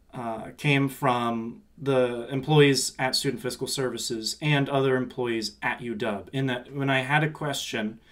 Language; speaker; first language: English; native; English